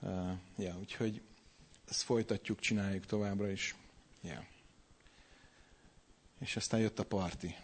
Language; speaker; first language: Hungarian; native; Hungarian